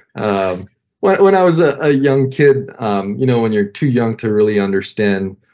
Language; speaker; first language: English; non-native, fluent; French